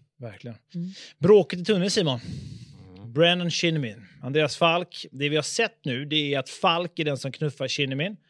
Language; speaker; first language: Swedish; native; Swedish